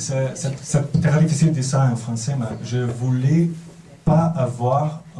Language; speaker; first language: French; non-native, fluent; Portuguese